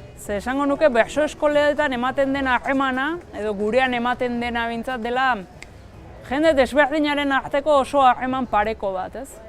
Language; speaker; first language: Basque; native; Basque